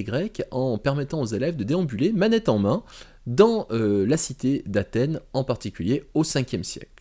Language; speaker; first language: French; native; French